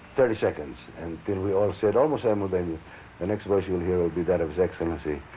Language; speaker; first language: English; non-native, local second language; Filipino